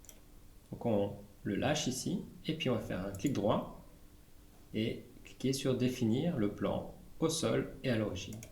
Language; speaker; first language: French; native; French